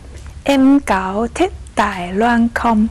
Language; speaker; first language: Vietnamese; non-native, learner; Chinese